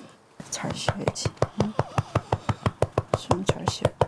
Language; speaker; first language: Korean; non-native, learner; Chinese